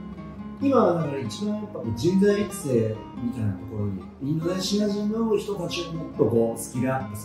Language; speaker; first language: Japanese; native; Japanese